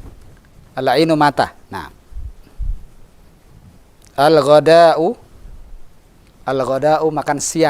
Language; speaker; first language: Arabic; non-native, fluent; Indonesian